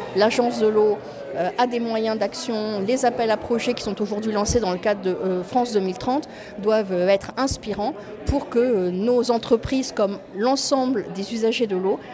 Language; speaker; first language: French; native; French